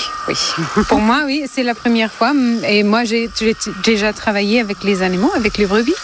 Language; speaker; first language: French; non-native, learner; German